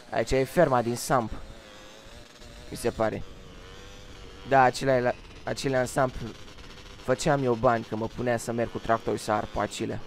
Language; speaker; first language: Romanian; native; Romanian